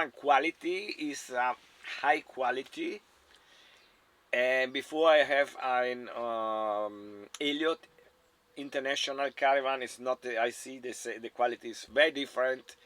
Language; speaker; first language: English; non-native, learner; German